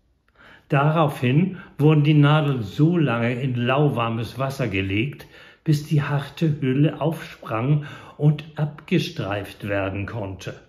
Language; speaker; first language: German; native; German